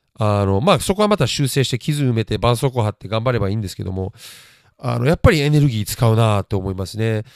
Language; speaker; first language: Japanese; native; Japanese